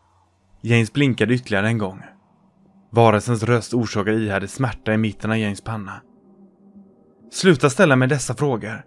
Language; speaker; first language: Swedish; native; Swedish